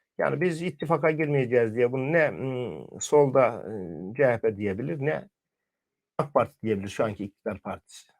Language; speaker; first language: Turkish; native; Turkish